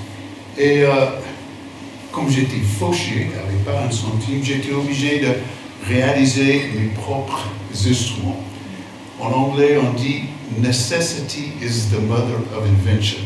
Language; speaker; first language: French; non-native, fluent; English